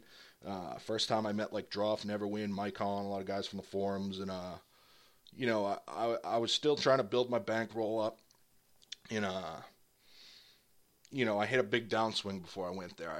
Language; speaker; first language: English; native; English